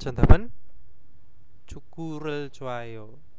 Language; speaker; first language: Korean; non-native, fluent; Indonesian